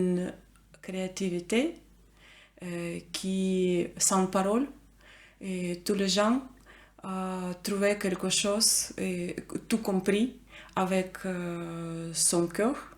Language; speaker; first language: French; non-native, learner; Ukrainian